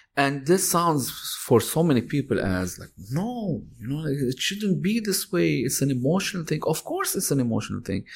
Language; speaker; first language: English; non-native, fluent; Arabic